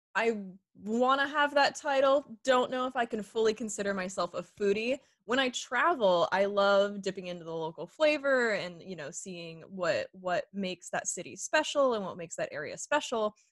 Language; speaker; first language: English; native; English